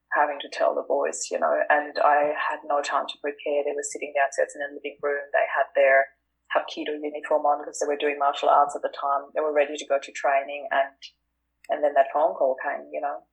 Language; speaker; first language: English; non-native, fluent; German